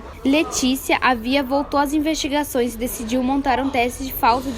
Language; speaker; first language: Portuguese; native; Portuguese